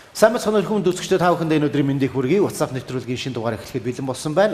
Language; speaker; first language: Mongolian; native; Mongolian